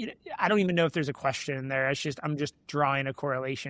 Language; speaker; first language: English; native; English